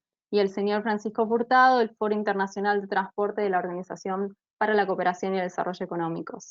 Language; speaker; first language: Spanish; native; Spanish